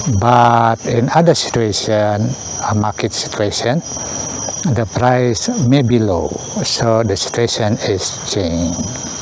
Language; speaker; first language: English; non-native, learner; Indonesian